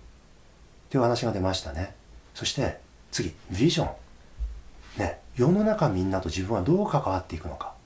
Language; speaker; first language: Japanese; native; Japanese